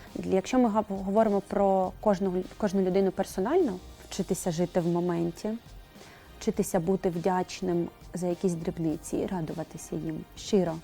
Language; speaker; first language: Ukrainian; native; Ukrainian